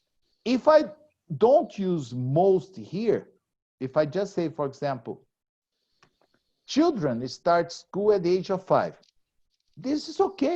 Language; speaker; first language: English; non-native, fluent; Portuguese